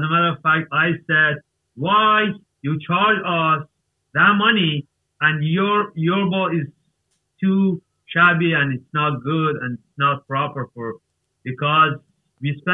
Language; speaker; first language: English; non-native, learner; Persian